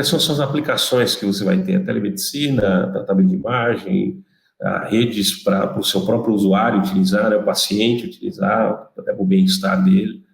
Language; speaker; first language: Portuguese; native; Portuguese